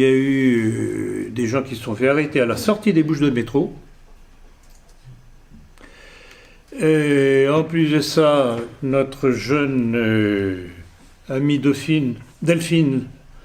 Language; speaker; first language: French; native; French